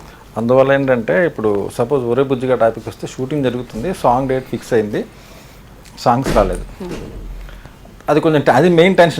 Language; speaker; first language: Telugu; native; Telugu